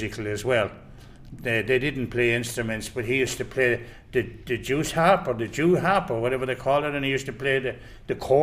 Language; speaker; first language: English; native; English